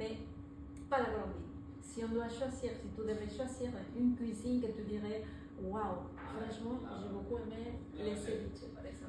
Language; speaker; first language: French; non-native, fluent; Spanish